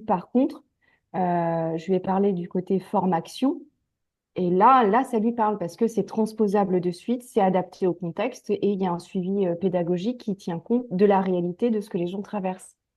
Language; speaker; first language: French; native; French